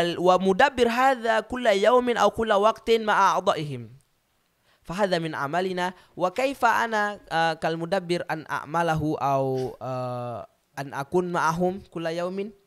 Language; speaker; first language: Arabic; non-native, learner; Indonesian